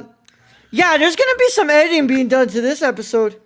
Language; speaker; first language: English; native; English